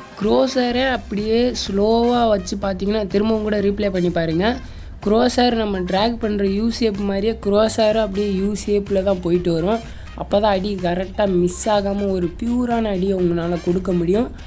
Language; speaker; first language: Tamil; native; Tamil